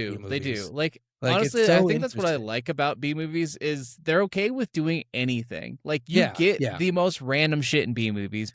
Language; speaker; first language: English; native; English